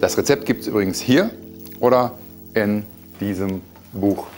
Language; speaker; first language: German; native; German